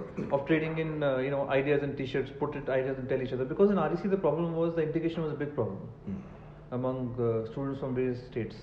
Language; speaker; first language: English; non-native, local second language; Punjabi